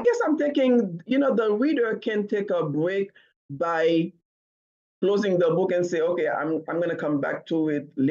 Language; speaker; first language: English; non-native, fluent; Haitian Creole